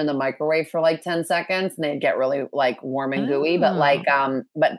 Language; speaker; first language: English; native; English